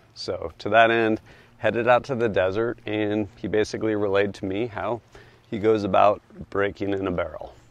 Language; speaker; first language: English; native; English